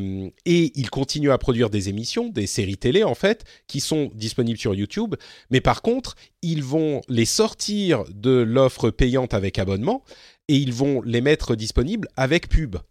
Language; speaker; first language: French; native; French